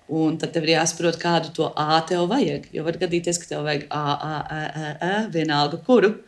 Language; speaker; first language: Latvian; early bilingual, heritage; Latvian